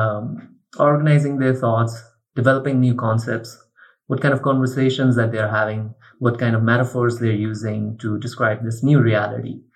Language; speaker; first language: English; non-native, local second language; Urdu